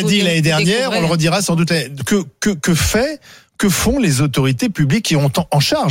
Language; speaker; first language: French; native; French